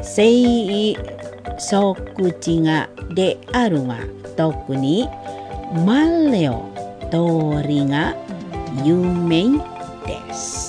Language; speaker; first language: Japanese; non-native, fluent; Indonesian